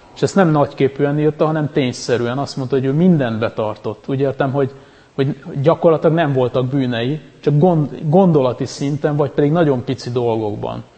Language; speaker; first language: Hungarian; native; Hungarian